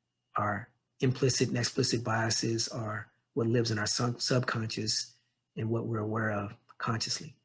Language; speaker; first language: English; native; English